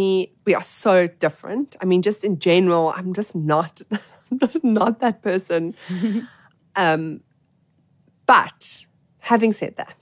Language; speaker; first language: English; native; English